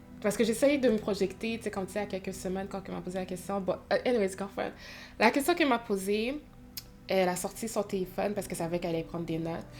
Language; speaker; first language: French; native; French